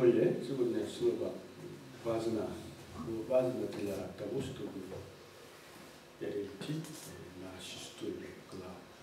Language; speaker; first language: Russian; non-native, fluent; Korean